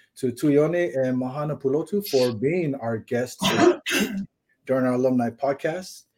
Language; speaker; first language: English; native; English